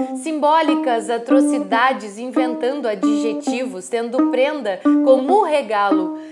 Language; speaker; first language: Portuguese; native; Portuguese